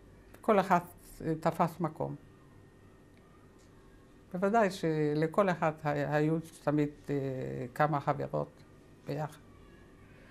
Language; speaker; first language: Hebrew; non-native, fluent; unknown